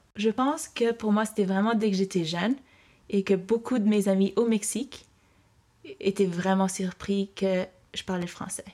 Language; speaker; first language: French; early bilingual, heritage; French